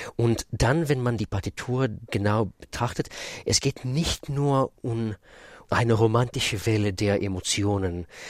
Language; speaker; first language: German; non-native, fluent; Russian